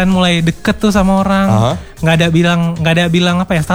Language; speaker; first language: Indonesian; native; Indonesian